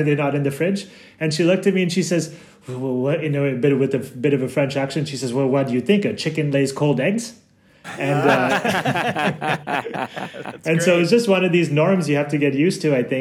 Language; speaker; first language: English; native; English